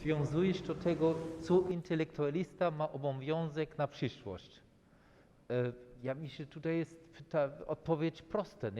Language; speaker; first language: Polish; non-native, fluent; German